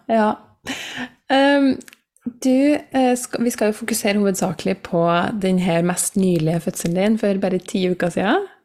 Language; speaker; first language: Norwegian; native; Norwegian